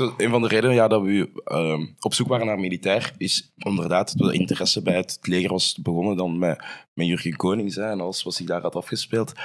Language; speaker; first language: Dutch; early bilingual, other home language; Rundi